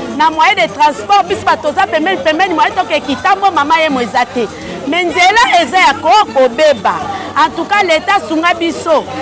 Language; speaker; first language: Lingala; native; Lingala